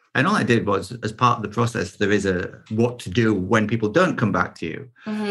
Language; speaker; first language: English; native; English